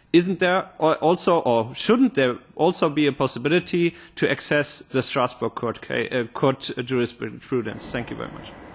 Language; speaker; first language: English; non-native, fluent; German